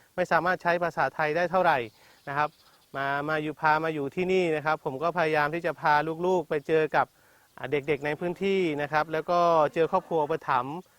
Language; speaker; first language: Thai; non-native, local second language; Malay